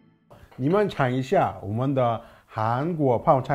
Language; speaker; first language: Chinese; non-native, fluent; Korean